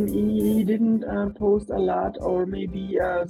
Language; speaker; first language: English; non-native, fluent; Swiss German